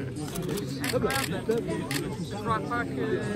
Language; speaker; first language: French; non-native, fluent; Afrikaans